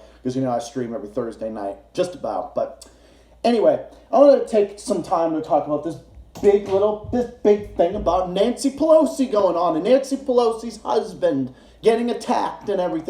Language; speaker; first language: English; native; English